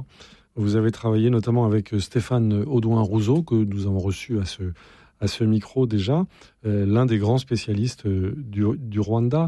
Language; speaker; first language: French; native; French